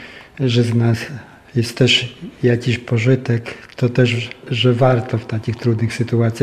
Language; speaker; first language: Ukrainian; non-native, learner; Polish